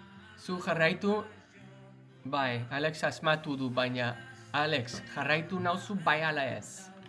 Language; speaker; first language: Basque; non-native, learner; English